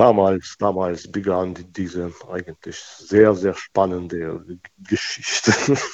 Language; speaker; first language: German; non-native, fluent; Russian